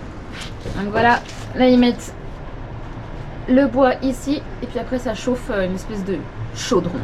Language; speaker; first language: French; native; French